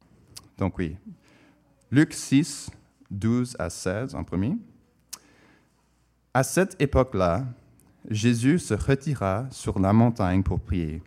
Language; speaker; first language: French; non-native, local second language; English